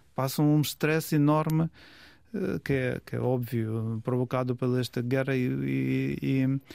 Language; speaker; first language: Portuguese; non-native, fluent; Ukrainian